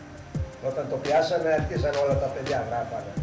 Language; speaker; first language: Greek; early bilingual, heritage; Greek